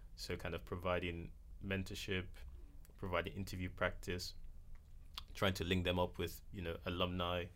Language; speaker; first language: English; non-native, local second language; Yoruba